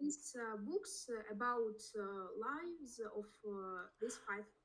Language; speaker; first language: English; non-native, learner; Russian